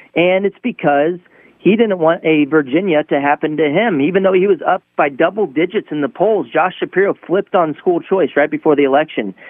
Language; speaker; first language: English; native; English